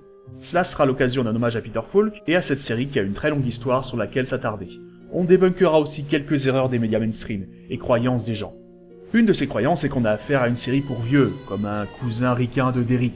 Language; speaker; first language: French; native; French